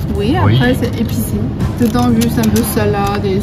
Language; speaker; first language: French; non-native, learner; Chinese